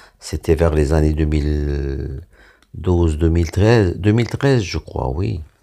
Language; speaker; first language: French; non-native, local second language; Arabic